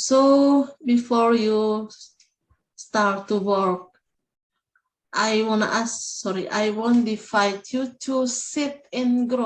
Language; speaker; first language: English; non-native, learner; Indonesian